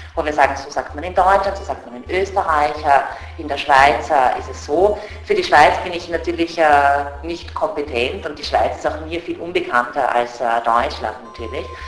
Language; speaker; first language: German; native; German